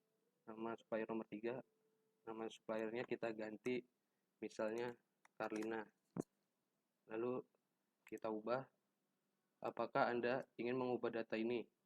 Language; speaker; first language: Indonesian; native; Indonesian